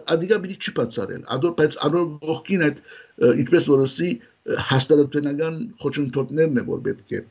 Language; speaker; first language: Armenian; early bilingual, heritage; Armenian